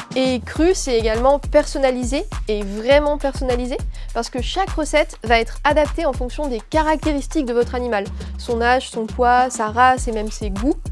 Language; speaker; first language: French; native; French